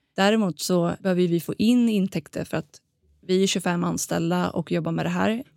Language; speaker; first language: Swedish; native; Swedish